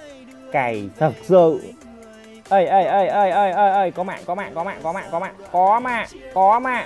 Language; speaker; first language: Vietnamese; native; Vietnamese